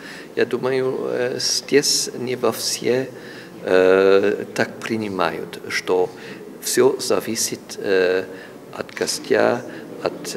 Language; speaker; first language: Russian; non-native, fluent; German